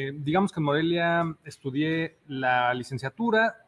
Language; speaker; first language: Spanish; native; Spanish